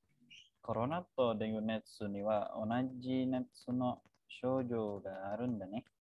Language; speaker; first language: Japanese; non-native, learner; Indonesian